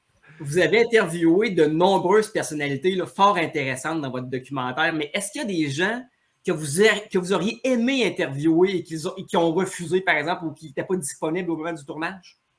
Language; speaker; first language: French; native; French